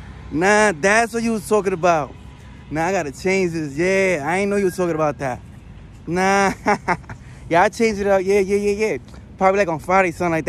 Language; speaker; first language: English; early bilingual, other home language; Spanish